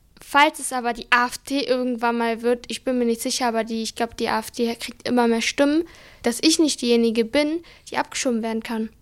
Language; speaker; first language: German; early bilingual, other home language; Arabic